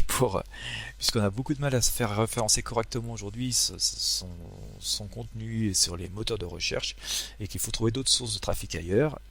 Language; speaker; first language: French; native; French